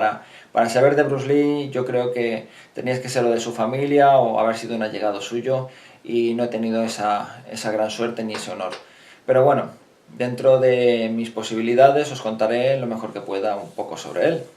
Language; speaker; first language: Spanish; native; Spanish